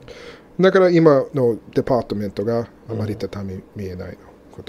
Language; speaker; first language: Japanese; non-native, fluent; English